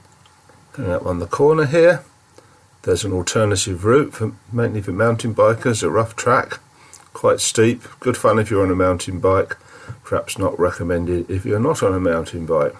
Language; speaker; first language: English; native; English